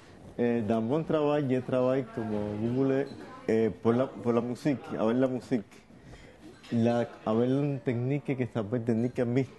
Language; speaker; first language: French; non-native, learner; Spanish